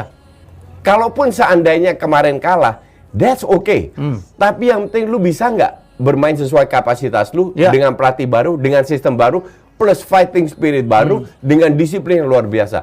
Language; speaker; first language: Indonesian; native; Indonesian